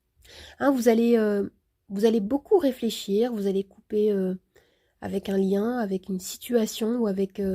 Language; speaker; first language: French; native; French